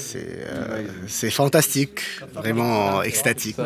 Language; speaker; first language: French; non-native, fluent; English